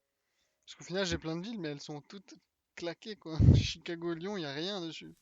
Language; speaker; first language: French; native; French